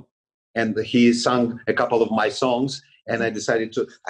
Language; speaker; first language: English; non-native, learner; Russian